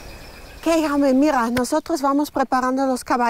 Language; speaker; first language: Spanish; non-native, learner; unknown